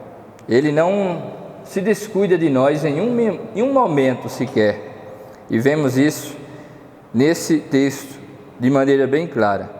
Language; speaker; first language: Portuguese; native; Portuguese